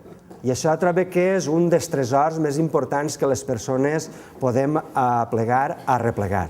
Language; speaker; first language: Catalan; native; Catalan